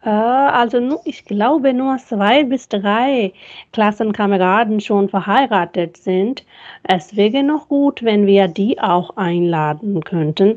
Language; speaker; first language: German; non-native, fluent; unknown